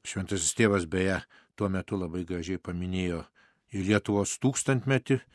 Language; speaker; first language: Lithuanian; native; Lithuanian